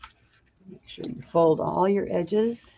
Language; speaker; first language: English; native; English